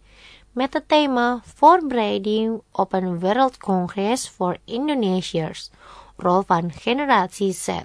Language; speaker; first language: Dutch; non-native, fluent; Indonesian